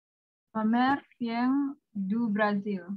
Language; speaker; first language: French; non-native, learner; Indonesian